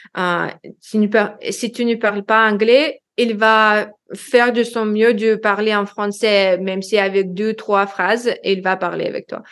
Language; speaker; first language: French; non-native, learner; Russian